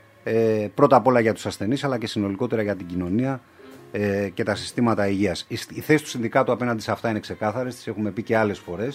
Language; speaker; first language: Greek; native; Greek